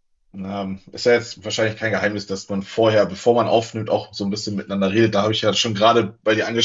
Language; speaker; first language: German; native; German